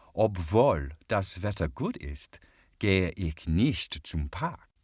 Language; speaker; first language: German; non-native, fluent; English